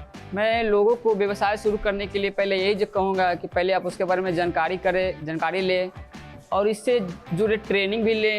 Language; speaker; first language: Hindi; native; Hindi